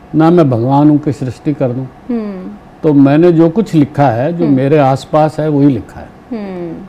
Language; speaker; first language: Hindi; native; Hindi